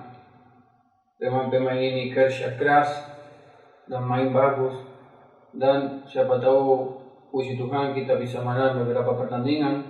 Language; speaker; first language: Indonesian; non-native, fluent; Spanish